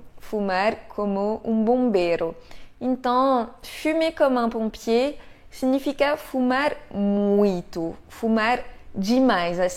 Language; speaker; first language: Portuguese; non-native, fluent; French